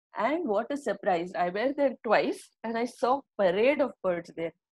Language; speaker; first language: English; non-native, local second language; Marathi